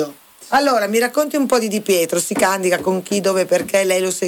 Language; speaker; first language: Italian; native; Italian